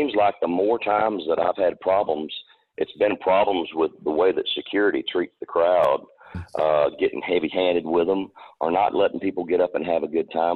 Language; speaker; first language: English; native; English